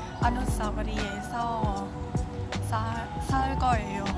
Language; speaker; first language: Korean; non-native, learner; Thai